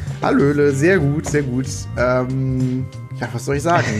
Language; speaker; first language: German; native; German